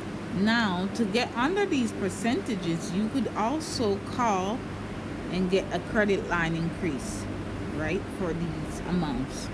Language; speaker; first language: English; native; English